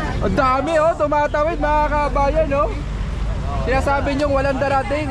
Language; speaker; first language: Filipino; non-native, local second language; Surigaonon